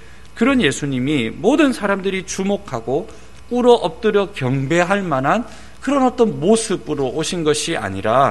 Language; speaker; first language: Korean; native; Korean